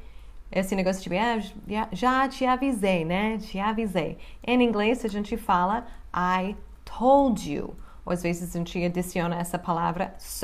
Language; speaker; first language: Portuguese; non-native, fluent; English